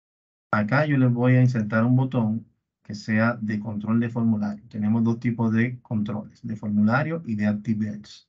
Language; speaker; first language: Spanish; native; Spanish